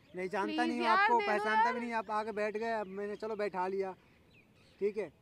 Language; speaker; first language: Hindi; native; Hindi